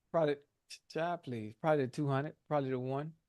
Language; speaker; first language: English; native; English